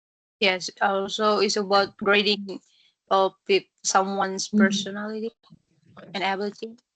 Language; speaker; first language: English; non-native, learner; Indonesian